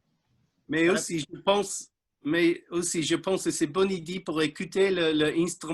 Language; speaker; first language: French; non-native, learner; English